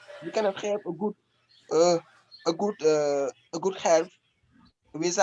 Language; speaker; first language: English; non-native, learner; French